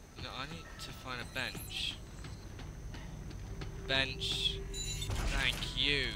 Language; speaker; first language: English; native; English